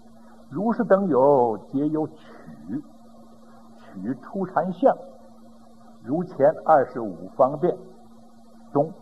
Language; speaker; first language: Chinese; native; Chinese